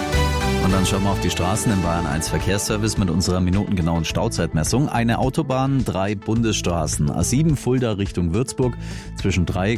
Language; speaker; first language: German; native; German